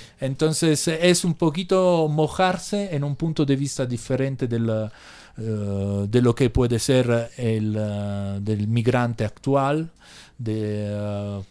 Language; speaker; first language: Spanish; non-native, fluent; Italian